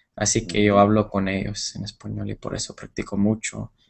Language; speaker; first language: Spanish; non-native, fluent; English